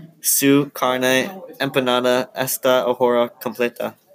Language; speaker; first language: Spanish; non-native, learner; English